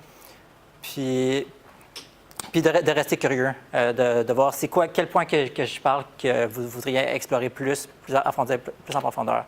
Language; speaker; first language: French; native; French